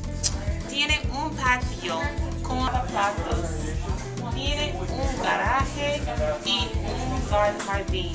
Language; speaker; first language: Spanish; non-native, learner; English